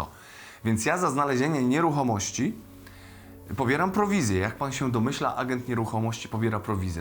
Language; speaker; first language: Polish; native; Polish